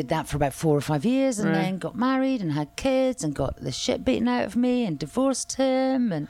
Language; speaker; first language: English; native; English